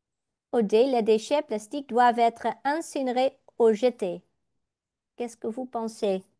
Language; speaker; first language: French; non-native, learner; Dutch